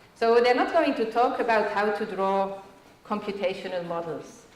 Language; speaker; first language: English; non-native, fluent; German